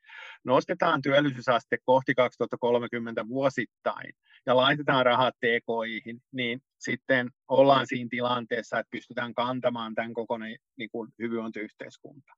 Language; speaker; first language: Finnish; non-native, local second language; Swedish